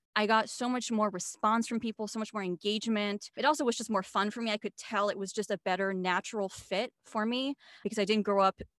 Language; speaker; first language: English; non-native, fluent; German